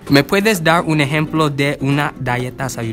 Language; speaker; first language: Spanish; non-native, learner; English